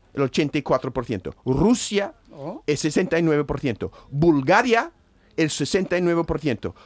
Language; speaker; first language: Spanish; non-native, fluent; English